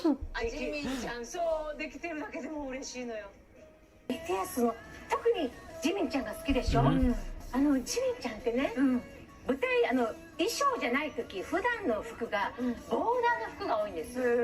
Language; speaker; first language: Japanese; native; Japanese